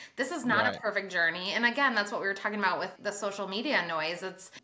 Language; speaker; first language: English; native; English